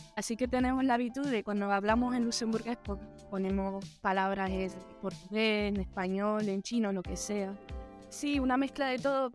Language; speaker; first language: Spanish; early bilingual, heritage; Spanish